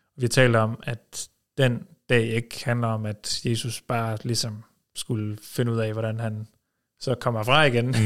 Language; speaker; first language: Danish; early bilingual, heritage; Danish